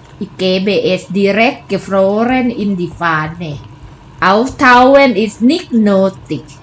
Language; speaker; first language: German; non-native, fluent; Thai